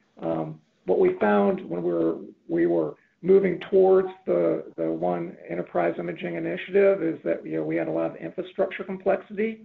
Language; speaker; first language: English; native; English